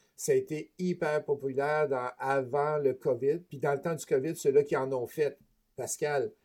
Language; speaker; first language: French; native; French